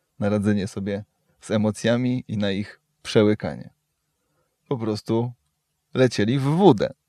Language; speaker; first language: Polish; native; Polish